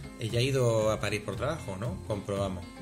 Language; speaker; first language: Spanish; native; Spanish